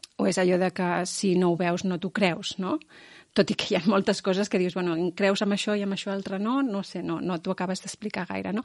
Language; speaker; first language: Catalan; non-native, local second language; Spanish